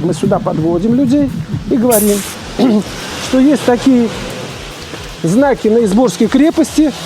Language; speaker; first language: Russian; native; Russian